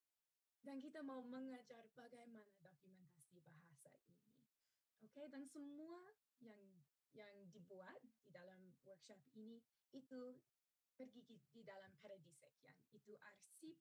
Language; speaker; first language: Indonesian; non-native, learner; English